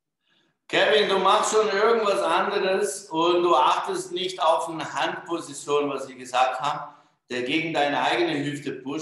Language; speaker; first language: German; non-native, fluent; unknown